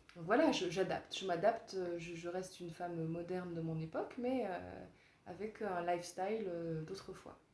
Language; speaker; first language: French; native; French